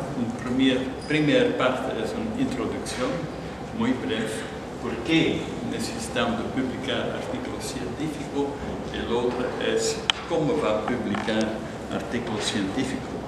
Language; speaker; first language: Spanish; non-native, fluent; Dutch